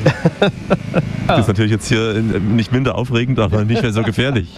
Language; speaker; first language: German; native; German